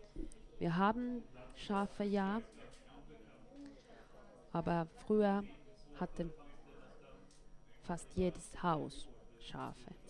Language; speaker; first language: German; non-native, fluent; Finnish